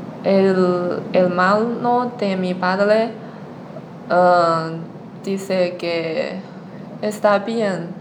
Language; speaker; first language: Spanish; non-native, learner; Chinese